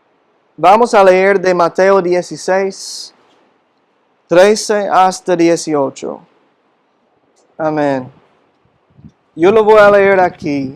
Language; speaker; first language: Spanish; non-native, fluent; English